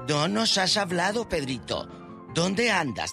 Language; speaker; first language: Spanish; native; Spanish